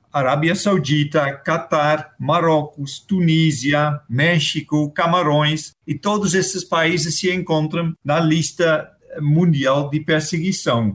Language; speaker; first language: Portuguese; non-native, fluent; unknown